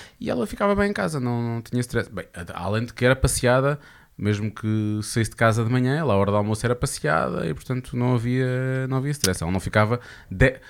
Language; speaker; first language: Portuguese; native; Portuguese